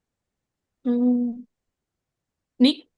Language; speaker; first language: Japanese; non-native, learner; Indonesian